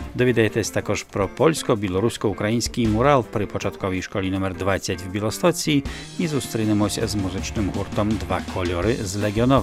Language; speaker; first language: Ukrainian; native; Ukrainian